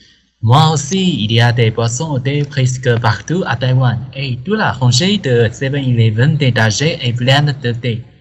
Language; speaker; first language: French; non-native, learner; Chinese